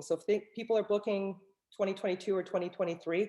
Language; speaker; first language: English; native; English